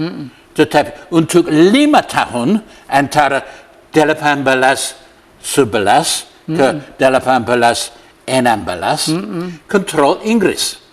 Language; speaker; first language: Indonesian; non-native, learner; English